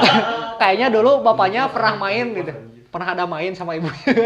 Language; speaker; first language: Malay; non-native, local second language; Sundanese